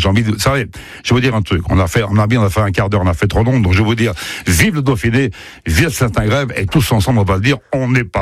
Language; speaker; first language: French; native; French